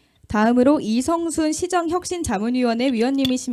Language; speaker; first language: Korean; native; Korean